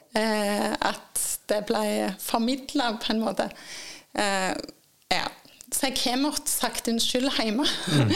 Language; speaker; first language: Norwegian; native; Norwegian